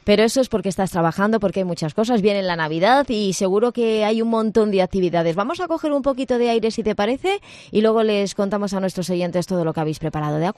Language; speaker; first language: Spanish; native; Spanish